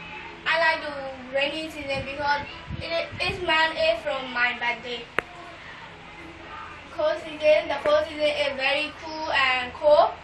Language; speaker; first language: English; non-native, learner; Burmese